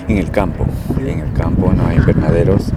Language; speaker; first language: Spanish; native; Spanish